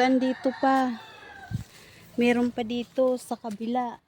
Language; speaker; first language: Filipino; native; Filipino